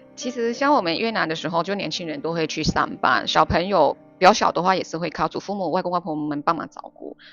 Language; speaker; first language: Chinese; non-native, fluent; Vietnamese